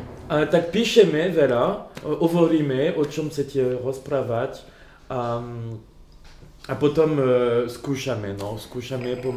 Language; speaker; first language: Slovak; non-native, learner; French